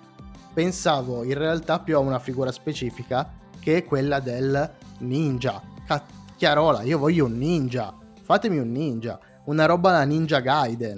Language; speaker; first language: Italian; native; Italian